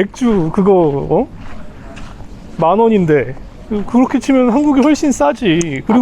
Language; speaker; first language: Korean; native; Korean